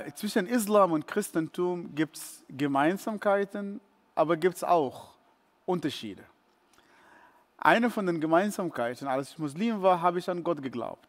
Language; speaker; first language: German; non-native, fluent; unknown